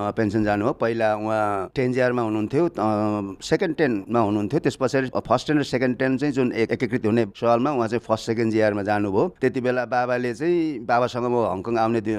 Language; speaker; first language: Nepali; non-native, local second language; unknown